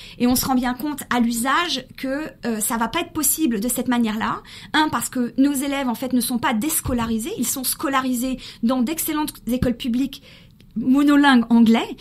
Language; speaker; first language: French; early bilingual, other home language; Spanish